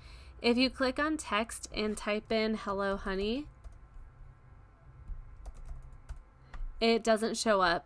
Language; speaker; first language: English; native; English